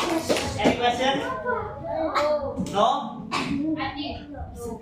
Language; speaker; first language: English; non-native, learner; Indonesian